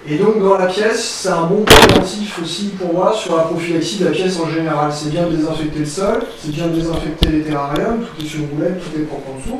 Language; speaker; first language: French; native; French